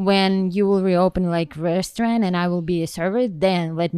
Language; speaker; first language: English; non-native, learner; Ukrainian